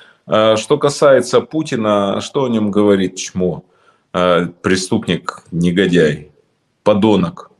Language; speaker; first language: Russian; native; Russian